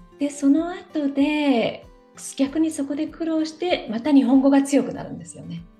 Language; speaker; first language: Japanese; native; Japanese